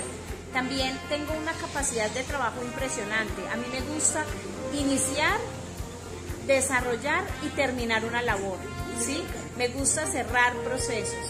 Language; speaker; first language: Spanish; native; Spanish